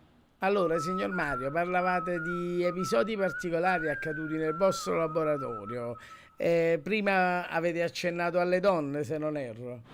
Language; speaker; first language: Italian; native; Italian